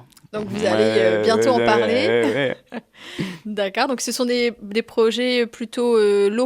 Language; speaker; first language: French; native; French